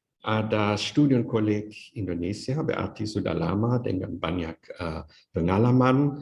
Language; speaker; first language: Indonesian; non-native, fluent; German